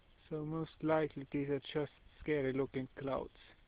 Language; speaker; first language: English; non-native, fluent; Estonian